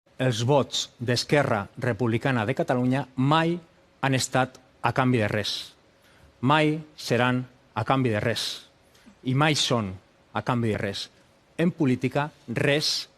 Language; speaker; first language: Catalan; non-native, local second language; Spanish